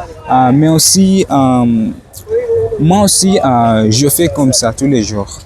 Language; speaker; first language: French; non-native, learner; Swahili